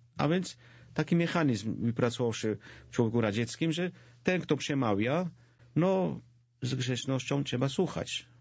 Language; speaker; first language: Polish; non-native, fluent; Georgian